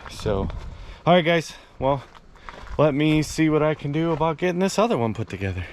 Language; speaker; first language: English; native; English